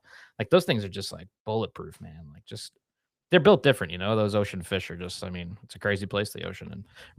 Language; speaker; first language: English; native; English